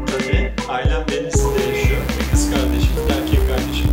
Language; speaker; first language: Turkish; native; Turkish